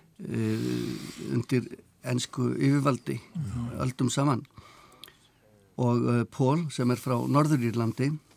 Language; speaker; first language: Icelandic; native; Icelandic